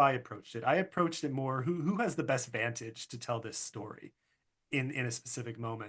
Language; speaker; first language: English; native; English